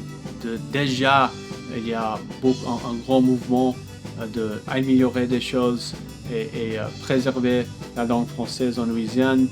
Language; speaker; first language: French; non-native, local second language; English